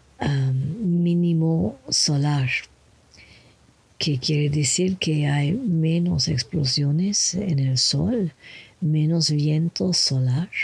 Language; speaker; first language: Spanish; non-native, learner; English